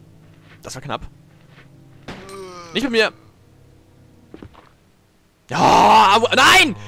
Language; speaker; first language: German; native; German